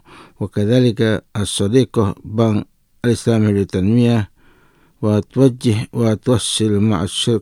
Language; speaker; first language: Arabic; non-native, fluent; Indonesian